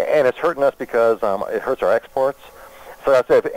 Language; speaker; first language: English; native; English